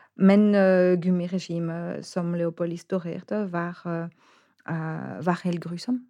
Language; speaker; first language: Norwegian; non-native, fluent; French